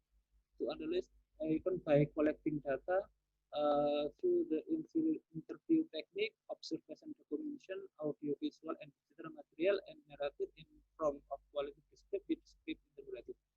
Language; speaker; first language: English; non-native, learner; Indonesian